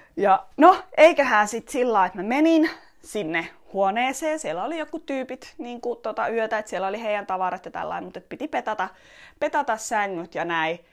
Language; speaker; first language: Finnish; early bilingual, other home language; Estonian